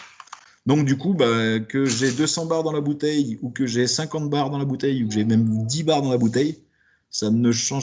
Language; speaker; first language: French; native; French